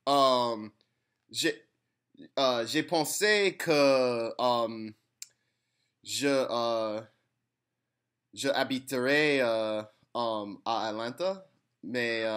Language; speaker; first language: French; non-native, learner; English